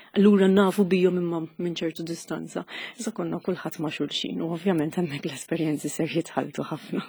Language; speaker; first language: Maltese; native; Maltese